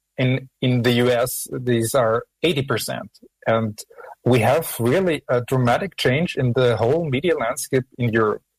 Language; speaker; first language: English; non-native, fluent; German